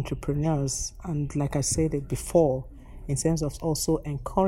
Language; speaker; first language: English; non-native, local second language; Igbo